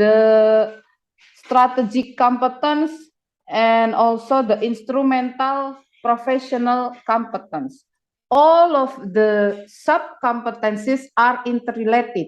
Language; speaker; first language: English; non-native, fluent; Indonesian